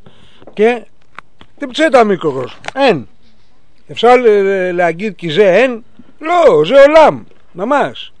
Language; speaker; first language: Hebrew; non-native, fluent; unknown